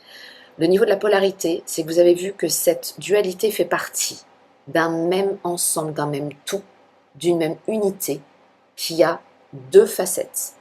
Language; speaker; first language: French; native; French